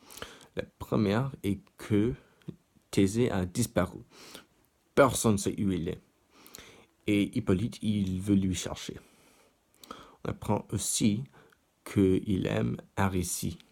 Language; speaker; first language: French; non-native, learner; English